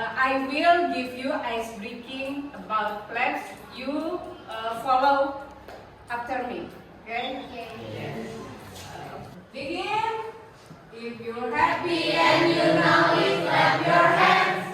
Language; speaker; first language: English; non-native, fluent; Indonesian